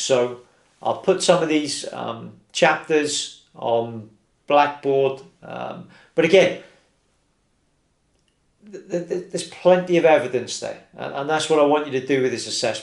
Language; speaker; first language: English; native; English